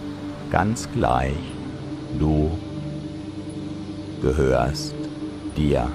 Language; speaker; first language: German; native; German